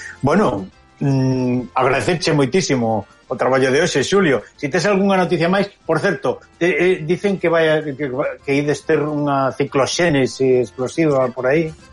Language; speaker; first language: Galician; native; Galician